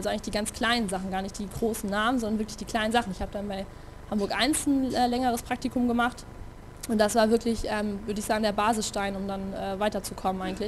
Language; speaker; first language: German; native; German